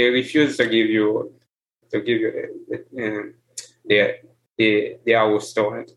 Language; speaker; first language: English; non-native, learner; Haitian Creole